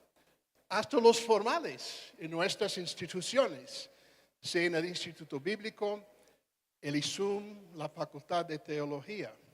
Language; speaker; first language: Spanish; non-native, fluent; English